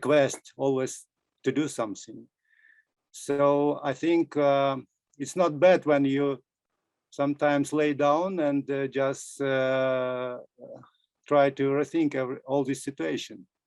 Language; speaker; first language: English; non-native, fluent; Russian